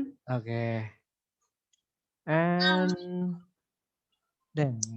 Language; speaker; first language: English; non-native, learner; Indonesian